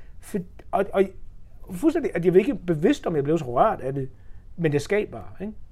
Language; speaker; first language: Danish; non-native, fluent; English